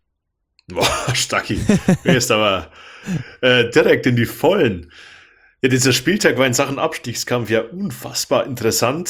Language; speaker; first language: German; native; German